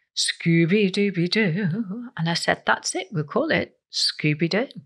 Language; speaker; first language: English; native; English